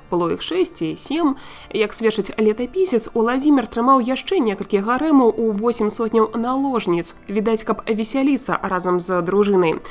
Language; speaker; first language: Belarusian; native; Belarusian